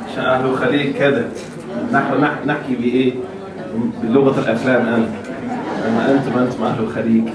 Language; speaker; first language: Arabic; non-native, fluent; English